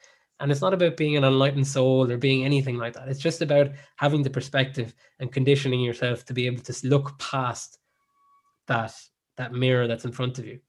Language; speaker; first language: English; native; English